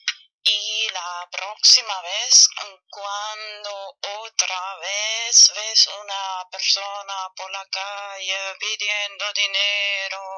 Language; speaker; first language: Spanish; non-native, fluent; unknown